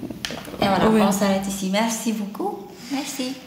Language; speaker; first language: French; non-native, fluent; Lithuanian